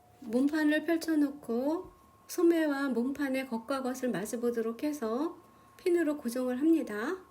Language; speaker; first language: Korean; native; Korean